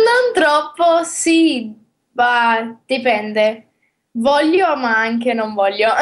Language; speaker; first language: Italian; early bilingual, heritage; Italian